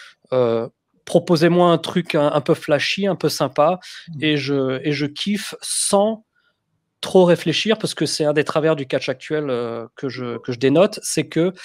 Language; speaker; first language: French; native; French